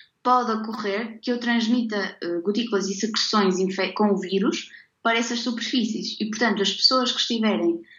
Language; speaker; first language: Portuguese; native; Portuguese